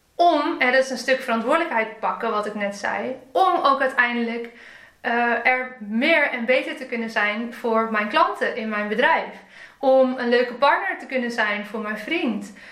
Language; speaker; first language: Dutch; native; Dutch